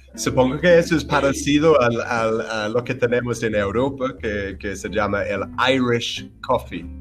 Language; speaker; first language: Spanish; non-native, fluent; English